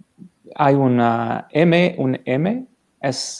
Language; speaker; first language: Spanish; non-native, learner; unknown